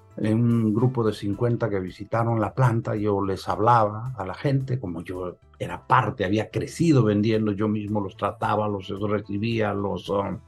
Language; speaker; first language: Spanish; native; Spanish